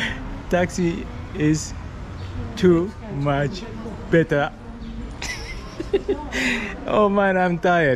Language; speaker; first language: English; non-native, learner; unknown